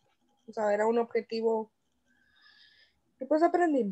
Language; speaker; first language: Spanish; native; Spanish